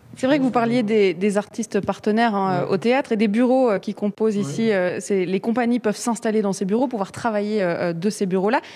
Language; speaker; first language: French; native; French